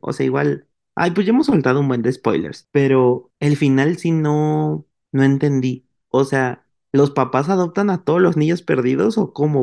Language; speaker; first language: Spanish; native; Spanish